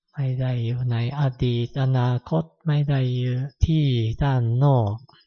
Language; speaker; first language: Thai; non-native, fluent; Japanese